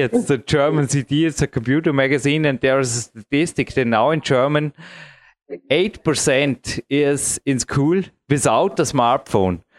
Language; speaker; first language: English; non-native, fluent; German